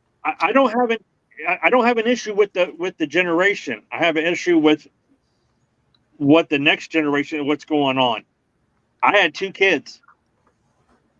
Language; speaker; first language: English; native; English